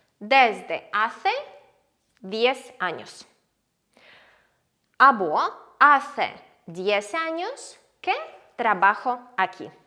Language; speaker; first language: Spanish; non-native, fluent; Ukrainian